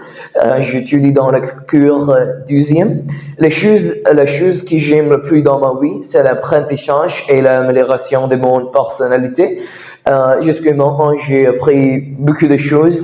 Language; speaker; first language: French; non-native, learner; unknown